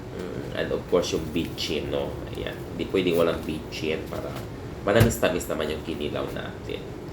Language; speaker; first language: Filipino; non-native, local second language; Cebuano